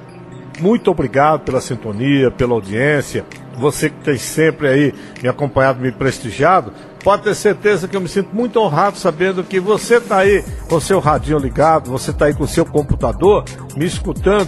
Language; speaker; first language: Portuguese; native; Portuguese